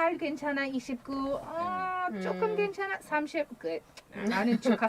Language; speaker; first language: Korean; non-native, learner; English